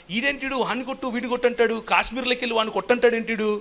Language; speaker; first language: Telugu; native; Telugu